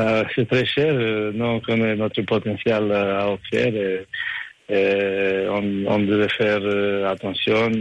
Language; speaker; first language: French; non-native, fluent; Romanian